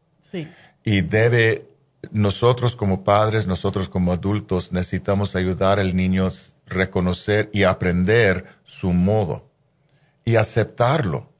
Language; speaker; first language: Spanish; non-native, fluent; English